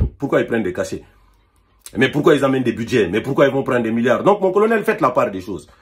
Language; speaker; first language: French; non-native, local second language; Fula